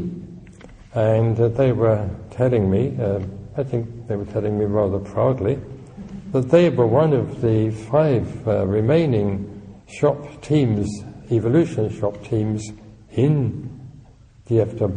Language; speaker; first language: English; native; English